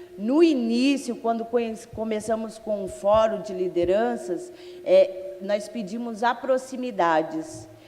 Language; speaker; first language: Portuguese; native; Portuguese